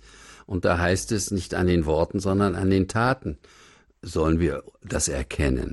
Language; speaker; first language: German; native; German